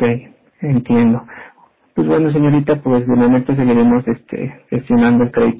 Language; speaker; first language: Spanish; native; Spanish